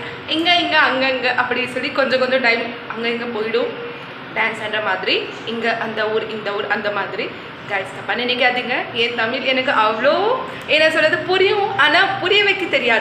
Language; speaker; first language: Tamil; non-native, local second language; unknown